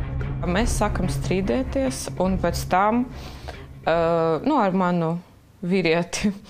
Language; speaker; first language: Latvian; non-native, local second language; Russian